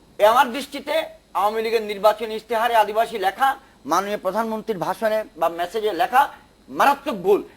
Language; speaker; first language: Bangla; native; Bangla